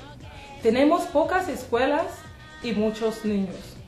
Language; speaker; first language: Spanish; non-native, fluent; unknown